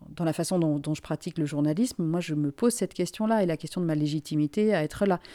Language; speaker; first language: French; non-native, local second language; Finnish